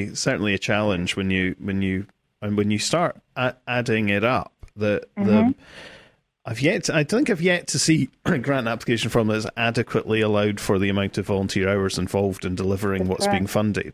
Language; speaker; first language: English; native; English